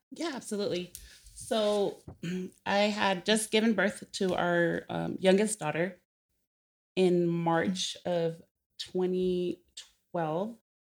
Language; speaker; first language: English; native; English